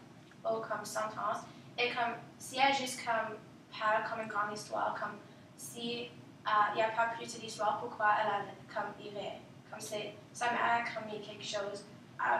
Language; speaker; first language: French; non-native, local second language; English